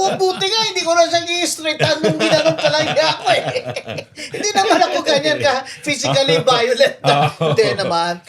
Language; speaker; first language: Filipino; non-native, local second language; Hiligaynon